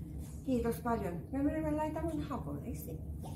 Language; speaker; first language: Finnish; non-native, fluent; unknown